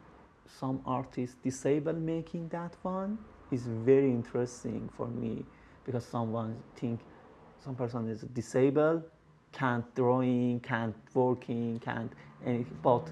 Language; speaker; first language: English; non-native, learner; Persian